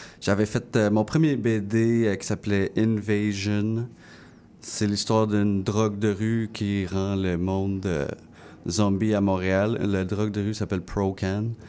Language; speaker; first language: French; non-native, local second language; English